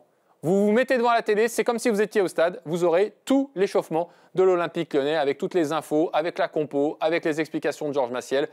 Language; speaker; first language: French; native; French